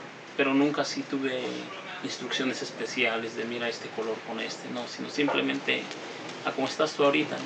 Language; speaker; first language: Spanish; native; Spanish